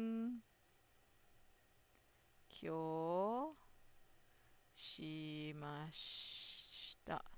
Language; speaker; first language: Japanese; non-native, fluent; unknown